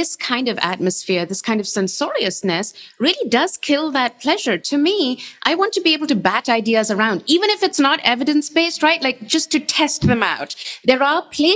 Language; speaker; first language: English; non-native, local second language; Urdu